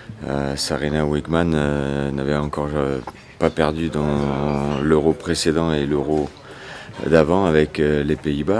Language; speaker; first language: French; native; French